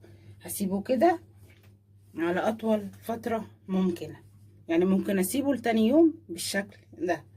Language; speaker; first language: Arabic; native; Arabic